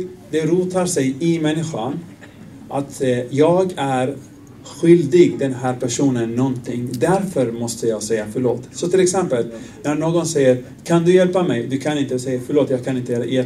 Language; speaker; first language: Swedish; non-native, fluent; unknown